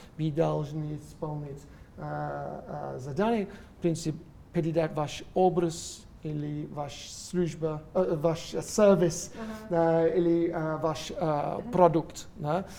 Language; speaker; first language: Russian; non-native, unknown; English